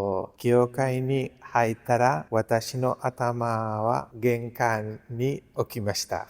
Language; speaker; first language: Japanese; non-native, learner; Spanish